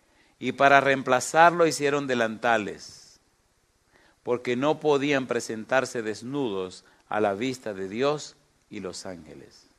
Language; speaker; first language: Spanish; native; Spanish